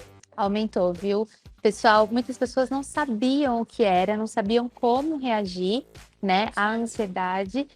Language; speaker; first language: Portuguese; native; Portuguese